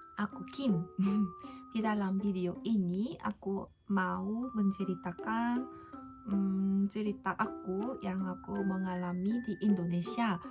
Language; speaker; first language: Indonesian; non-native, learner; Korean